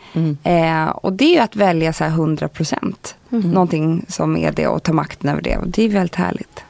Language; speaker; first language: Swedish; native; Swedish